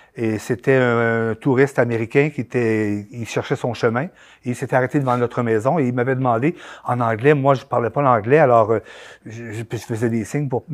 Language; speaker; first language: French; native; French